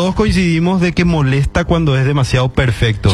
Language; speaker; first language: Spanish; native; Spanish